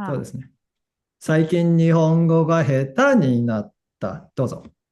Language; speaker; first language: Japanese; non-native, fluent; English